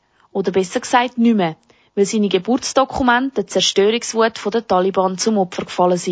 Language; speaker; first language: German; native; German